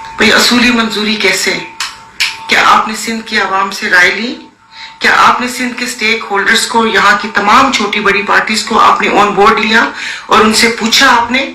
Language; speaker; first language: Urdu; non-native, local second language; Sindhi